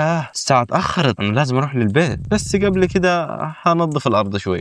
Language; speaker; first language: Arabic; native; Arabic